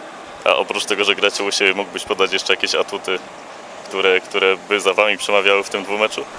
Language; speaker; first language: Polish; native; Polish